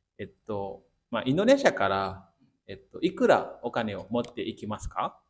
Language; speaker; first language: Japanese; non-native, fluent; Indonesian